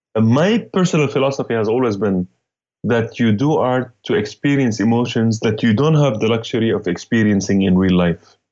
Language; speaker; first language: English; non-native, fluent; Arabic